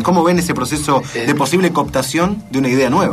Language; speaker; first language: Spanish; native; Spanish